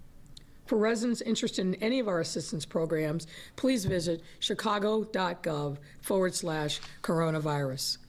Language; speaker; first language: English; native; English